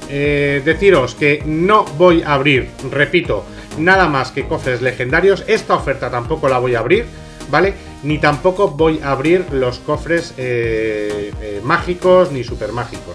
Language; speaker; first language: Spanish; native; Spanish